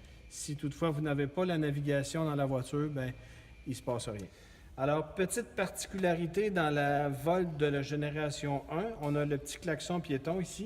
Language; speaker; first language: French; native; French